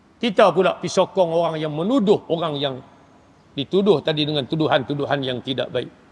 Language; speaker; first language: Malay; native; Malay